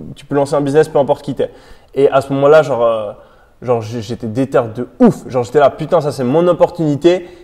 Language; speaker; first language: French; native; French